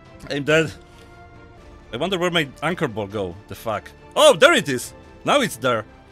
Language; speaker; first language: English; non-native, fluent; Polish